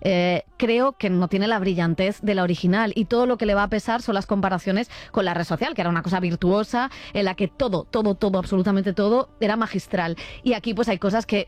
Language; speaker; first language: Spanish; native; Spanish